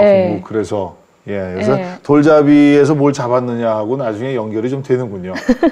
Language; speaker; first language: Korean; native; Korean